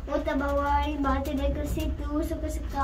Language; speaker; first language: Indonesian; early bilingual, heritage; Indonesian